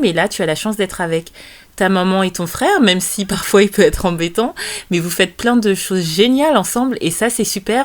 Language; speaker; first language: French; native; French